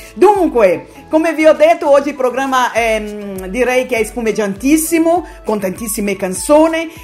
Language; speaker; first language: Italian; non-native, fluent; Portuguese